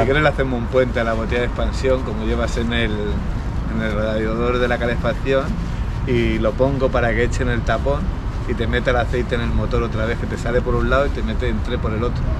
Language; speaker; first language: Spanish; native; Spanish